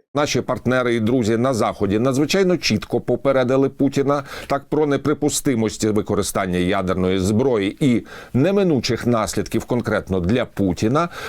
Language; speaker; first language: Ukrainian; native; Ukrainian